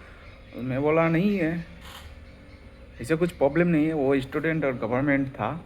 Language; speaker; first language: Hindi; non-native, learner; Bangla